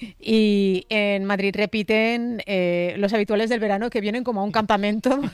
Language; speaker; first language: Spanish; native; Spanish